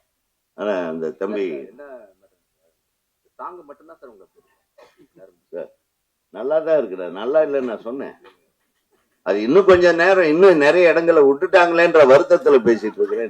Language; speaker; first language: Tamil; native; Tamil